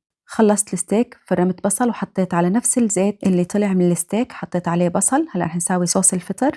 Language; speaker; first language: Arabic; native; Arabic